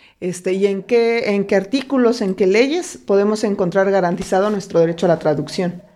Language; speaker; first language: Spanish; native; Spanish